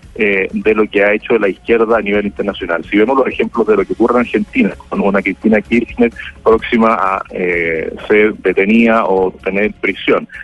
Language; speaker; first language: Spanish; native; Spanish